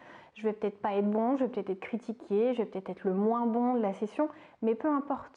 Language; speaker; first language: French; native; French